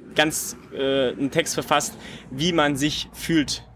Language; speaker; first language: German; native; German